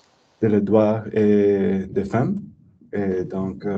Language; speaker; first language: French; non-native, learner; English